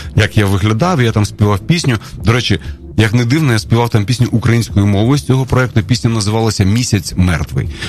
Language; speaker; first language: Ukrainian; non-native, local second language; Russian